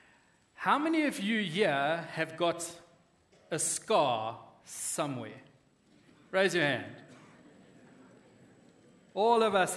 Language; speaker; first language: English; native; English